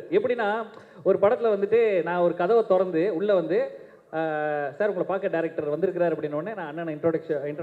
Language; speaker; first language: Tamil; native; Tamil